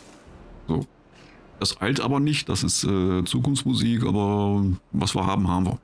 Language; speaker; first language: German; native; German